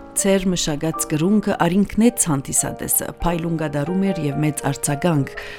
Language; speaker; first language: Armenian; early bilingual, heritage; Armenian